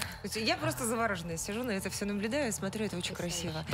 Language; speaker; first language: Russian; native; Russian